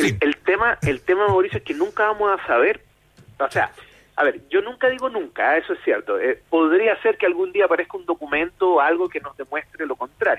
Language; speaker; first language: Spanish; native; Spanish